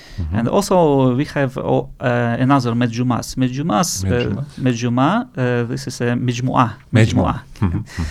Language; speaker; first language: English; non-native, learner; Russian